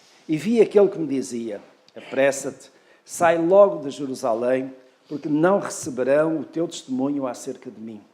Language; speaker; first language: Portuguese; native; Portuguese